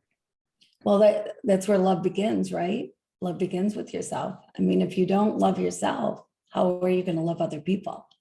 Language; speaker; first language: English; native; English